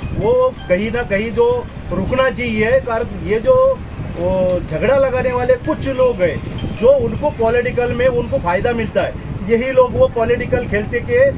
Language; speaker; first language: Hindi; non-native, local second language; Marathi